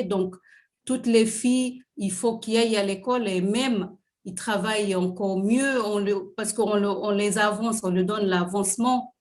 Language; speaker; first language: French; non-native, fluent; Swahili